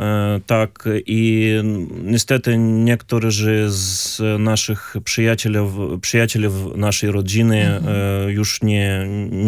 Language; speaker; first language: Polish; non-native, learner; Ukrainian